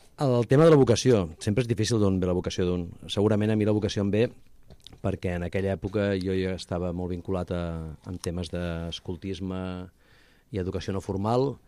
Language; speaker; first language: Catalan; native; Catalan